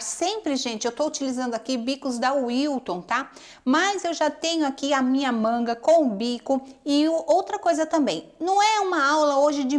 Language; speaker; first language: Portuguese; native; Portuguese